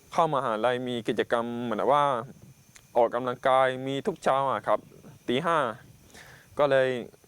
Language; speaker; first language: Thai; non-native, local second language; Pattani Malay